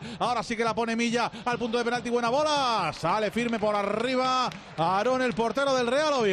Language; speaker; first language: Spanish; native; Spanish